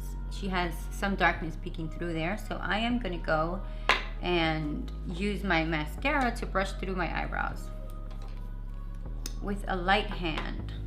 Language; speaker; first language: English; native; English